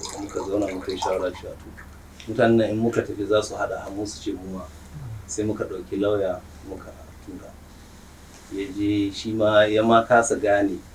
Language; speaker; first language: Hausa; non-native, local second language; Fula